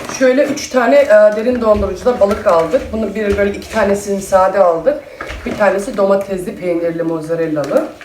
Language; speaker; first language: Turkish; early bilingual, heritage; Turkish